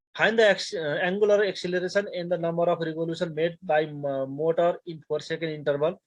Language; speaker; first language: English; non-native, local second language; Nepali